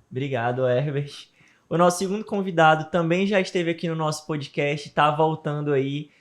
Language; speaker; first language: Portuguese; native; Portuguese